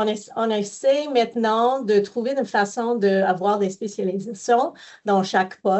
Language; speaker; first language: French; non-native, fluent; English